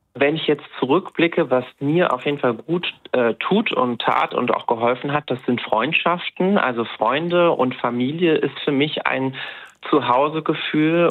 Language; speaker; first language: German; native; German